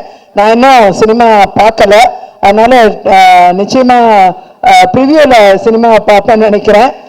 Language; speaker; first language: Tamil; native; Tamil